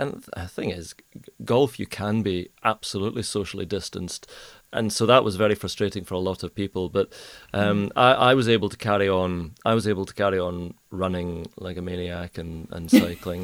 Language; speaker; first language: English; native; English